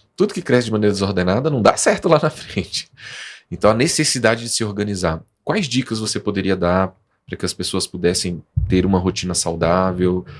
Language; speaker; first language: Portuguese; native; Portuguese